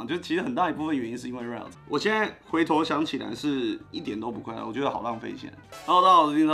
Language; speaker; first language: Chinese; native; Chinese